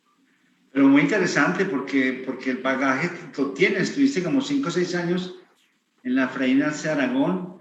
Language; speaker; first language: Spanish; native; Spanish